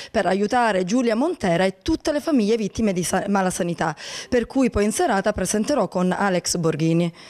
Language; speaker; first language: Italian; native; Italian